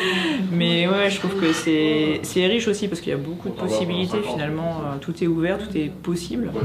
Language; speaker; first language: French; native; French